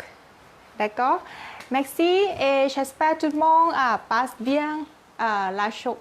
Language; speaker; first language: French; non-native, learner; Thai